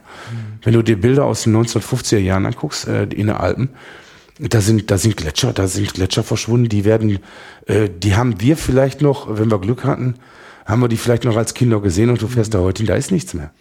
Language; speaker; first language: German; native; German